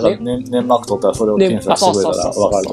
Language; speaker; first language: Japanese; native; Japanese